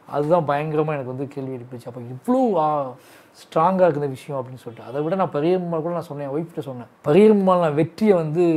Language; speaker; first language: Tamil; native; Tamil